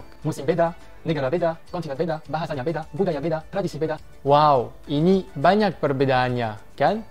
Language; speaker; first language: Indonesian; non-native, fluent; French